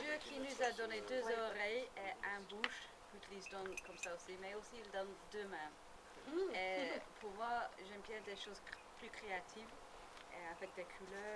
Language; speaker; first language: French; non-native, learner; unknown